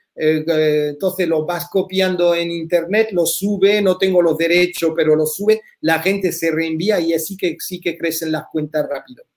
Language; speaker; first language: Spanish; early bilingual, heritage; French